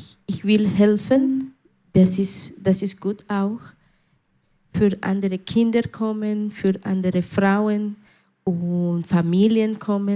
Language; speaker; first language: German; non-native, learner; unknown